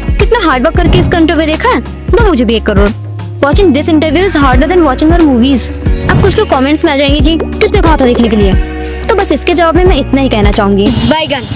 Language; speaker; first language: Hindi; native; Hindi